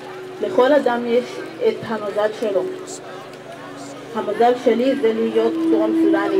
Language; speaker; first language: Hebrew; early bilingual, other home language; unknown